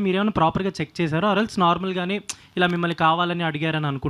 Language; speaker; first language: Telugu; native; Telugu